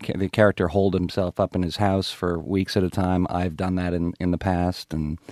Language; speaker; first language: English; native; English